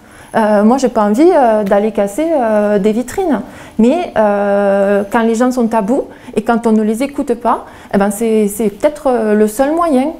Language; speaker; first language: French; native; French